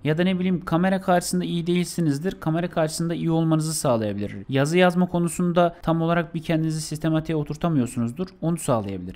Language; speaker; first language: Turkish; native; Turkish